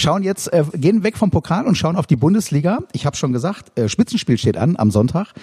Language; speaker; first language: German; native; German